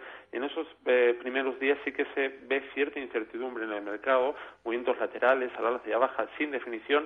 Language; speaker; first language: Spanish; native; Spanish